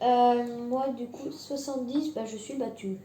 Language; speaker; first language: French; native; French